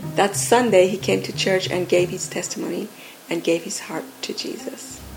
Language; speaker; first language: English; non-native, fluent; Persian